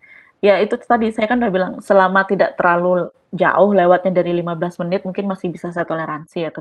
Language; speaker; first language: Indonesian; native; Indonesian